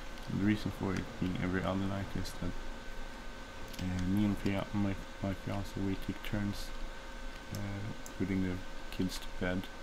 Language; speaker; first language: English; non-native, fluent; Swedish